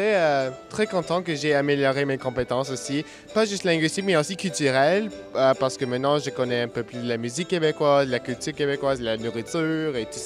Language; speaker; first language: French; non-native, local second language; English